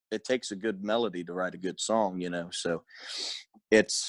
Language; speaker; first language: English; native; English